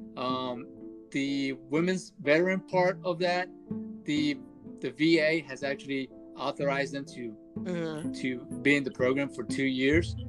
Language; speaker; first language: English; early bilingual, other home language; Spanish